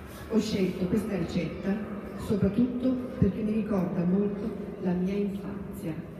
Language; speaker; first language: Italian; non-native, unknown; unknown